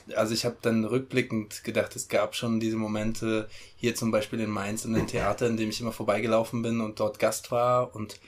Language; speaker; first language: German; native; German